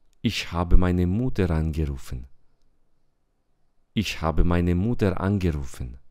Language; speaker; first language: German; non-native, fluent; Romanian